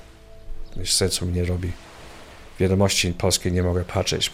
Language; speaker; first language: Polish; early bilingual, heritage; Polish